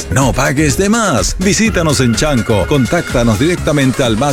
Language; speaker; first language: Spanish; native; Spanish